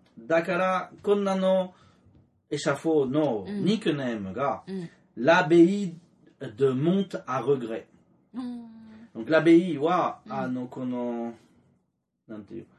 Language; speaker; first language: Japanese; non-native, learner; French